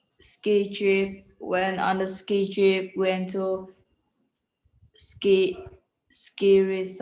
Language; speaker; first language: English; non-native, learner; Vietnamese